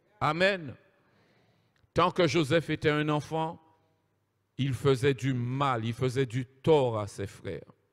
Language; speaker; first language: French; native; French